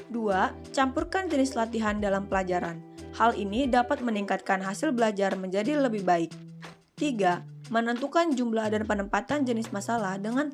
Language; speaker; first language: Indonesian; native; Indonesian